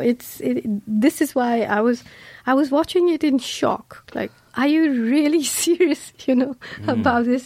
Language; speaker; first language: English; non-native, local second language; Malayalam